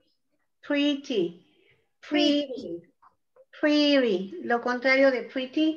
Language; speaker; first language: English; non-native, learner; Spanish